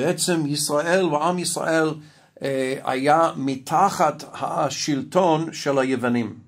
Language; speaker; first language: Hebrew; non-native, fluent; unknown